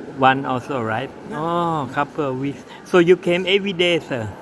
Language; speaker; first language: English; non-native, learner; Thai